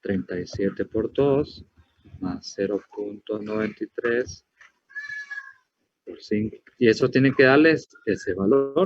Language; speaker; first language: Spanish; native; Spanish